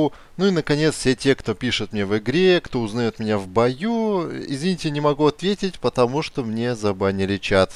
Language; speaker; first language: Russian; native; Russian